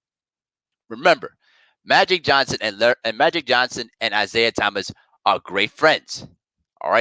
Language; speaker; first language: English; native; English